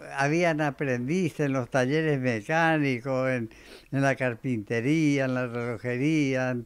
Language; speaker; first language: Spanish; native; Spanish